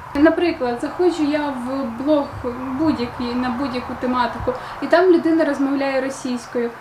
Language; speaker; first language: Ukrainian; native; Ukrainian